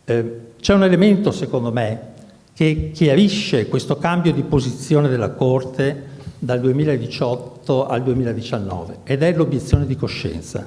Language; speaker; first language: Italian; native; Italian